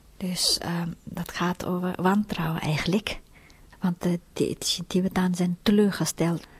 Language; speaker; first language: Dutch; non-native, fluent; Tibetan